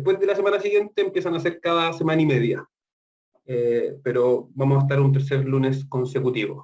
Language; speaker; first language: Spanish; native; Spanish